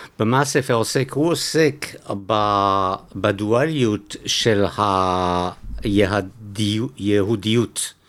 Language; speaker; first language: Hebrew; non-native, fluent; French